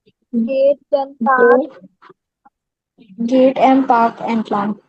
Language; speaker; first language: German; non-native, learner; Hindi